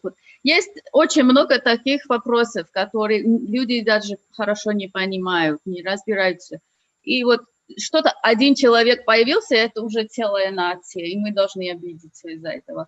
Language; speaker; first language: Russian; non-native, fluent; English